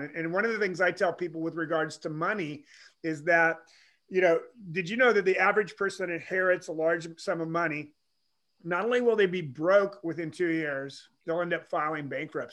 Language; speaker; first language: English; native; English